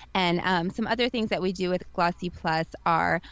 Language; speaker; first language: English; native; English